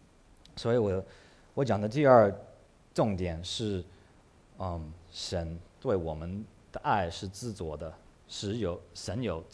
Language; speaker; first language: Chinese; early bilingual, heritage; English